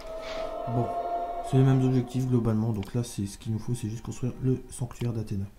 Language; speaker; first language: French; native; French